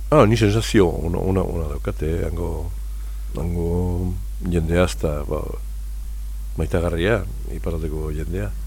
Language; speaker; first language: Basque; native; Basque